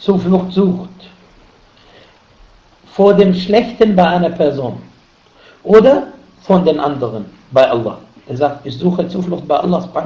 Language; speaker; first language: German; non-native, fluent; Arabic